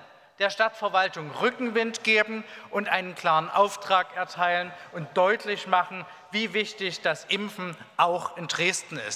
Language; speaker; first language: German; native; German